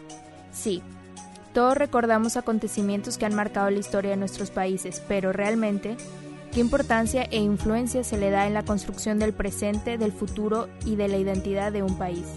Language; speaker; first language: Spanish; native; Spanish